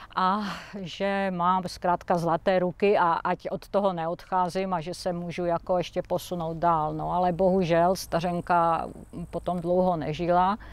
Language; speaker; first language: Czech; native; Czech